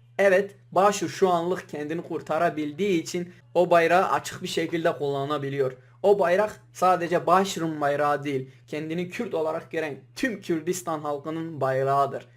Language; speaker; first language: Turkish; non-native, local second language; Kurdish